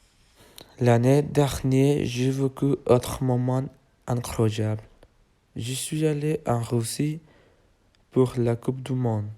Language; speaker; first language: French; non-native, learner; Spanish